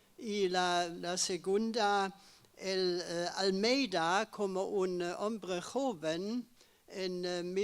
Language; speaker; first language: Spanish; non-native, learner; German